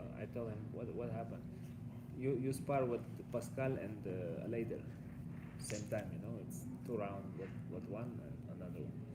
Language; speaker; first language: English; non-native, learner; Russian